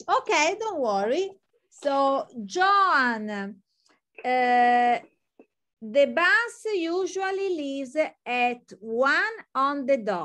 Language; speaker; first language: English; non-native, fluent; Italian